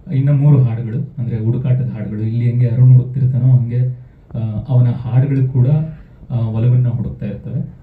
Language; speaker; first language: Kannada; native; Kannada